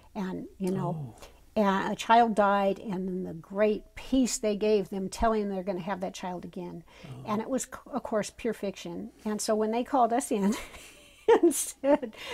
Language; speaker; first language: English; native; English